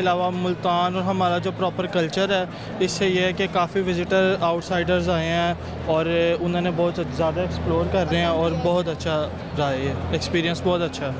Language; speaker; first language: Hindi; native; Hindi